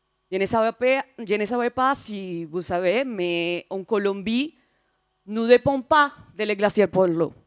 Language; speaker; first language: French; non-native, fluent; Spanish